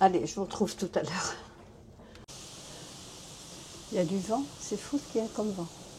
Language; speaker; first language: French; native; French